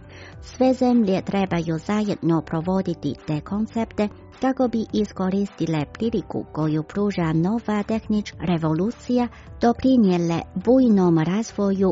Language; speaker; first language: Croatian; non-native, fluent; Chinese